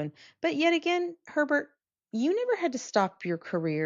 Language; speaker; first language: English; native; English